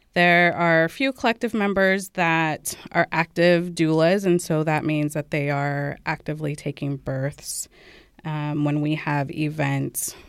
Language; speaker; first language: English; early bilingual, other home language; Amharic